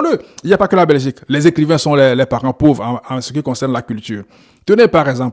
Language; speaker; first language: French; non-native, local second language; Ewe